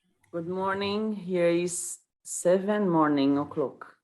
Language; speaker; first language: English; non-native, learner; Portuguese